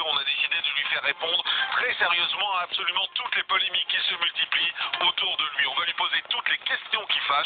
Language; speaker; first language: French; native; French